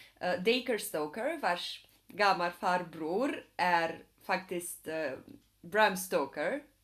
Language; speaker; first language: Swedish; non-native, fluent; Romanian